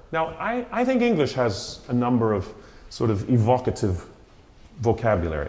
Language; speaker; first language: English; native; English